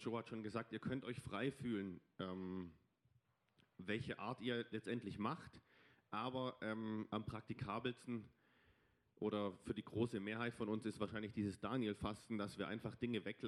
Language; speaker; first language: German; native; German